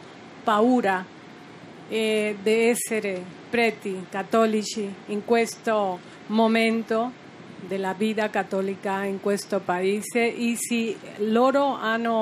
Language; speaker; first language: Italian; non-native, learner; Spanish